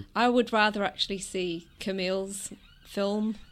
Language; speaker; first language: English; native; English